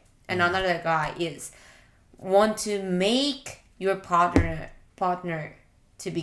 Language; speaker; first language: English; non-native, learner; Japanese